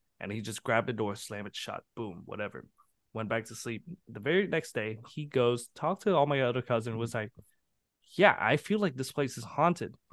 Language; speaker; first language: English; early bilingual, other home language; Vietnamese